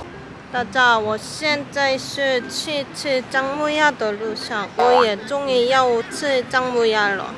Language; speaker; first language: Chinese; non-native, fluent; Korean